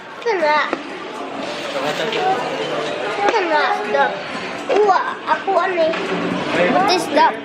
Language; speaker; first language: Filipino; non-native, local second language; Cebuano